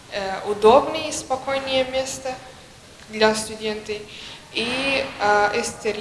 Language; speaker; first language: Russian; non-native, learner; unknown